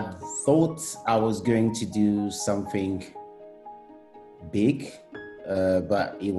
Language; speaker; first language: English; non-native, local second language; Kinyarwanda